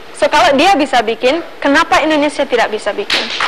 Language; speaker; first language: Indonesian; early bilingual, other home language; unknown